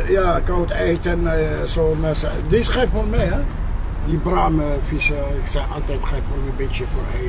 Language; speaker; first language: Dutch; non-native, learner; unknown